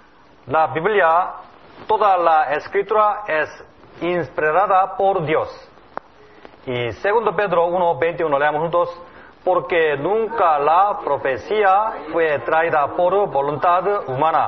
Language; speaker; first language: Spanish; non-native, learner; Korean